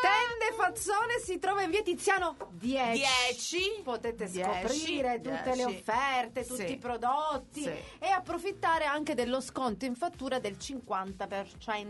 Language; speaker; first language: Italian; native; Italian